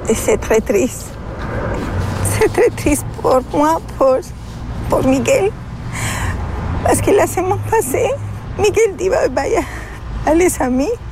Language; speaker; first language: French; non-native, learner; Spanish